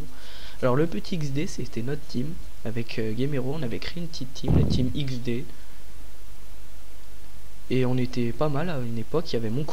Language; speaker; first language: French; native; French